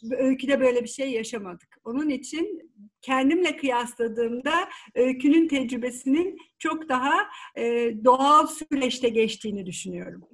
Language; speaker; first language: Turkish; native; Turkish